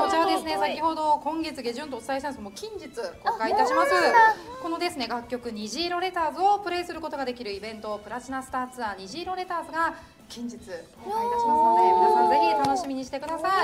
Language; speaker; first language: Japanese; native; Japanese